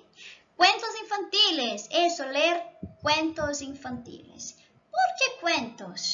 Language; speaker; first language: Spanish; non-native, local second language; Portuguese